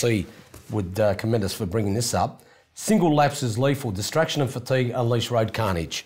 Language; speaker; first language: English; native; English